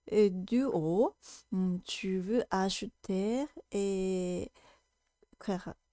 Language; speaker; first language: French; non-native, learner; Japanese